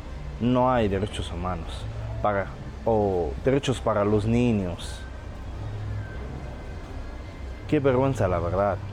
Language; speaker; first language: Spanish; non-native, learner; Arabic